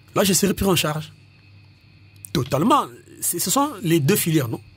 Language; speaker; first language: French; non-native, local second language; Lingala